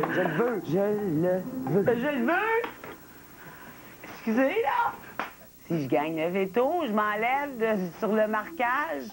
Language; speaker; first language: French; native; French